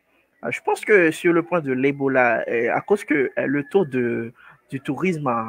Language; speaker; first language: French; non-native, fluent; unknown